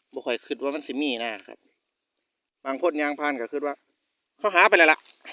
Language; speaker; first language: Thai; native; Thai